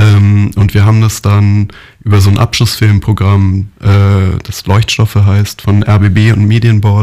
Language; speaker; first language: German; native; German